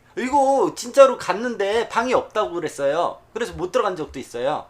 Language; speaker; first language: Korean; native; Korean